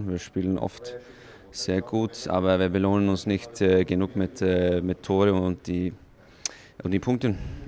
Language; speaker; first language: German; non-native, fluent; Icelandic